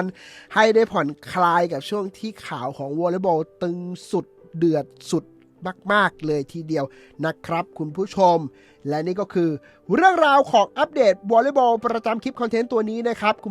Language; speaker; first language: Thai; native; Thai